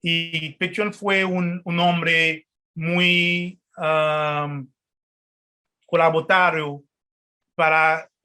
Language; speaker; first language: Spanish; non-native, fluent; French